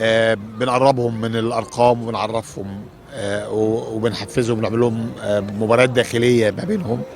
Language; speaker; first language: Arabic; native; Arabic